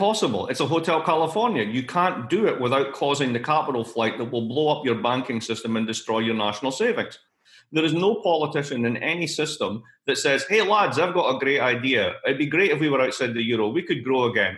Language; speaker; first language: English; native; English